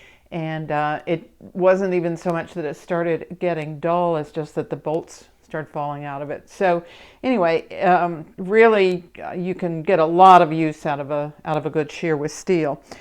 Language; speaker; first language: English; native; English